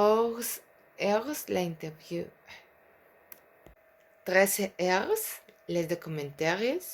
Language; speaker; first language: French; non-native, learner; Spanish